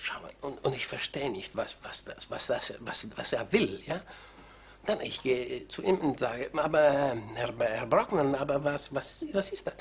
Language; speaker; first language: German; non-native, fluent; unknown